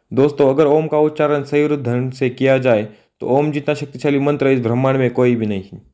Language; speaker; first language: Hindi; non-native, local second language; Marathi